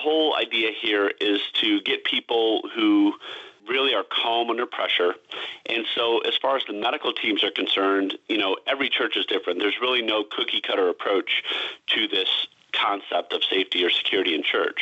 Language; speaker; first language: English; native; English